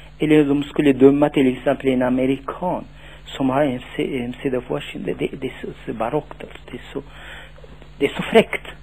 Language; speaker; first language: Swedish; non-native, fluent; Tachelhit